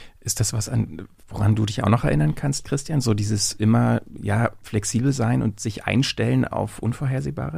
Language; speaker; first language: German; native; German